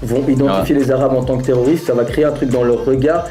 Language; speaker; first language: French; early bilingual, other home language; Arabic